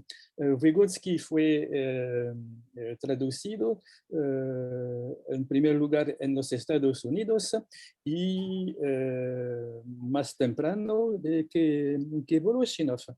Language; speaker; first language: Spanish; non-native, fluent; French